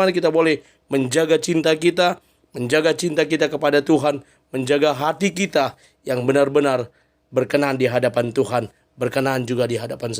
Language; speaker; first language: Indonesian; native; Indonesian